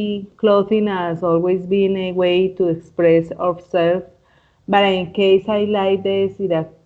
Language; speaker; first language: English; non-native, learner; Spanish